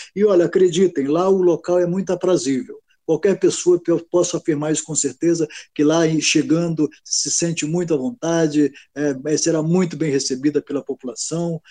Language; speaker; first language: Portuguese; native; Portuguese